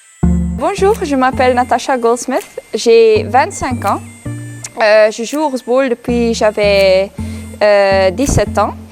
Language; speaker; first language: French; non-native, local second language; Dutch